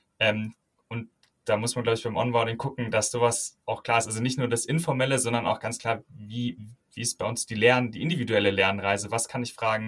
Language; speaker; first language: German; native; German